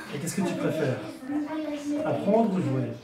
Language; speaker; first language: French; native; French